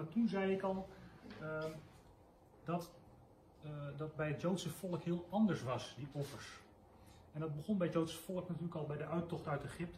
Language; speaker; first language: Dutch; native; Dutch